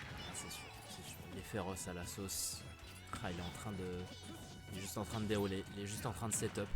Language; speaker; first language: French; native; French